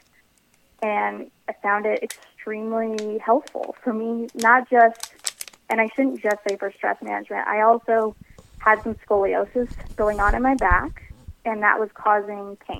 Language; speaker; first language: English; native; English